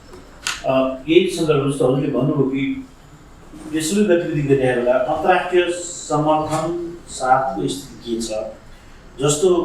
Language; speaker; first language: Nepali; native; Nepali